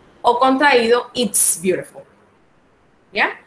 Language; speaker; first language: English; non-native, fluent; Spanish